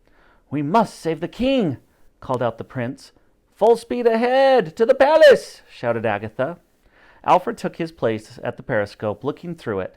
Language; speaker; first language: English; native; English